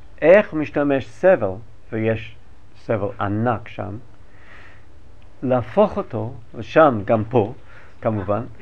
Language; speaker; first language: Hebrew; non-native, learner; English